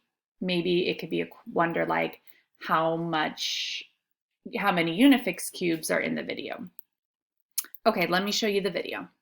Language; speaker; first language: English; native; English